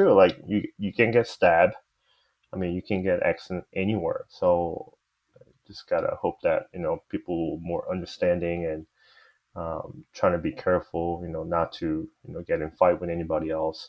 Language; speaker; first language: English; native; English